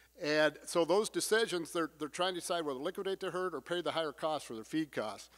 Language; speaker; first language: English; native; English